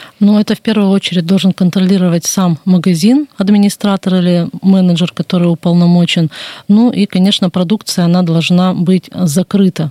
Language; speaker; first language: Russian; native; Russian